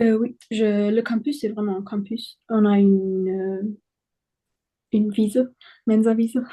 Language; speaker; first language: French; non-native, fluent; German